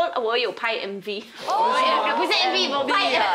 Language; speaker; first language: Chinese; non-native, fluent; Thai